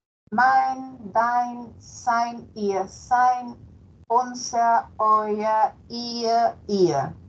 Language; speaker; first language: German; non-native, fluent; Spanish